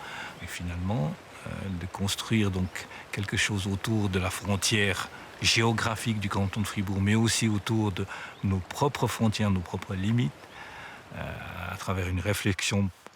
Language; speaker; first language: French; native; French